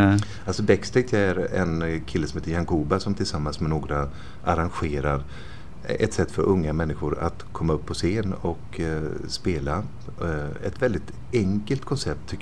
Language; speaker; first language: Swedish; native; Swedish